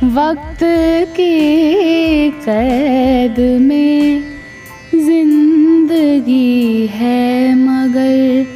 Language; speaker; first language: Hindi; native; Hindi